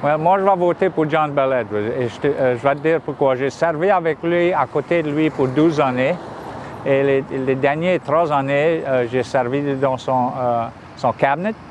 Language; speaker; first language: French; native; French